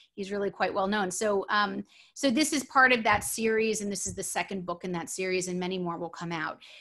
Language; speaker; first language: English; native; English